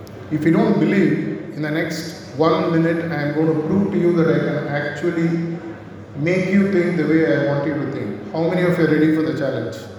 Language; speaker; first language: English; non-native, local second language; Tamil